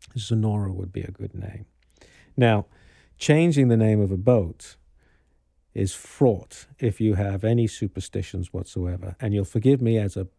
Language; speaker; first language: English; native; English